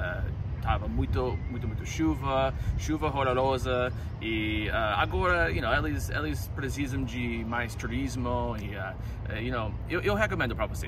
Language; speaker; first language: Portuguese; non-native, learner; English